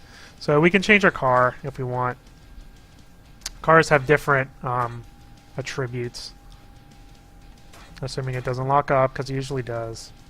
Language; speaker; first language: English; native; English